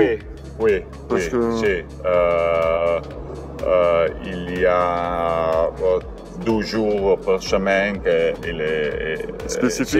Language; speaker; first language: French; non-native, learner; Italian